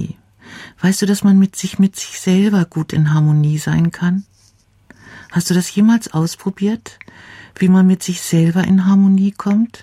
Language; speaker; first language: German; native; German